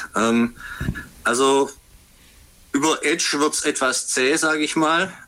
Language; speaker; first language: German; native; German